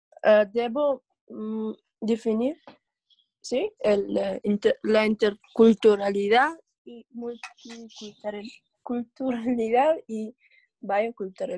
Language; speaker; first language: Spanish; non-native, learner; English